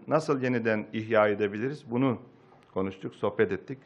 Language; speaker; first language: Turkish; native; Turkish